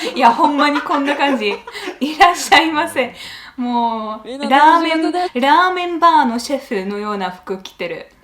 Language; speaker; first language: Japanese; non-native, fluent; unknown